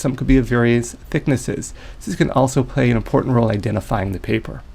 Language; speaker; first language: English; native; English